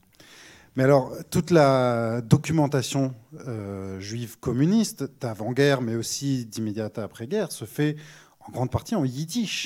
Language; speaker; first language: French; native; French